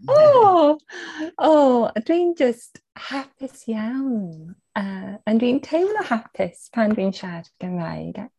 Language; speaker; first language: Welsh; non-native, fluent; English